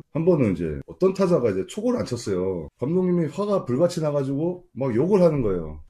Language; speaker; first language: Korean; native; Korean